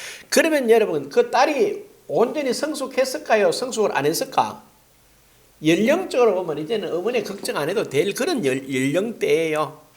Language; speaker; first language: Korean; native; Korean